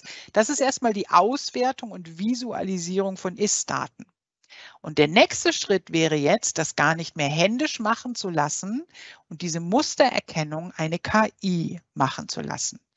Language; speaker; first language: German; native; German